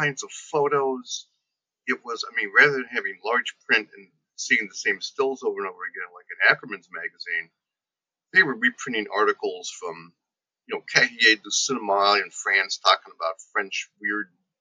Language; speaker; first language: English; native; English